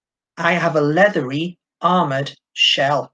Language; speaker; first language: English; native; English